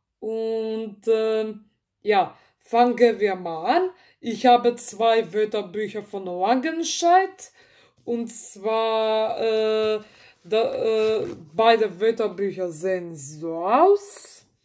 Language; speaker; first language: German; early bilingual, other home language; Macedonian